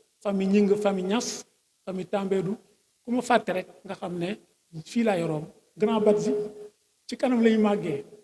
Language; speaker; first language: Wolof; native; Wolof